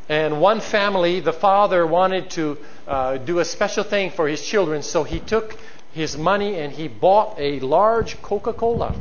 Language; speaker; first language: English; native; English